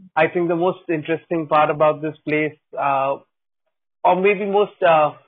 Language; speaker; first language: English; non-native, local second language; Hindi